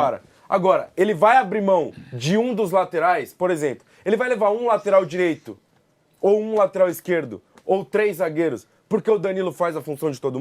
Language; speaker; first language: Portuguese; native; Portuguese